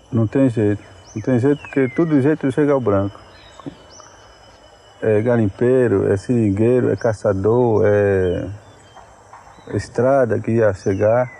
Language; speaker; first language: Portuguese; non-native, local second language; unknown